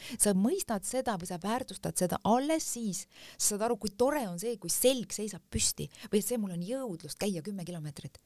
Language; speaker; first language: Estonian; native; Estonian